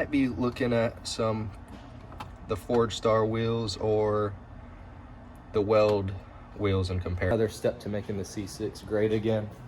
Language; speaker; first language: English; native; English